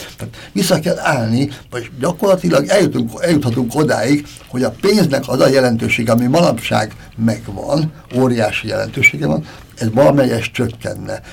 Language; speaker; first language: Hungarian; native; Hungarian